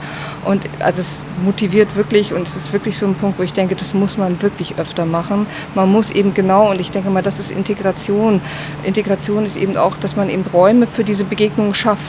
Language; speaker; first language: German; native; German